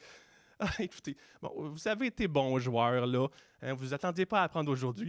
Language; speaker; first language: French; native; French